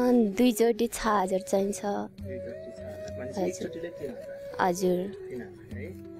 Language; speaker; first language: Nepali; non-native, local second language; Eastern Tamang